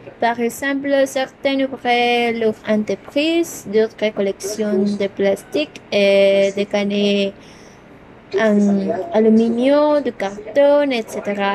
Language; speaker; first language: French; non-native, learner; Spanish